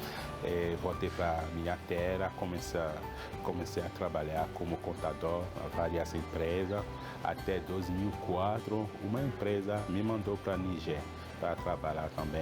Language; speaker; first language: Portuguese; non-native, fluent; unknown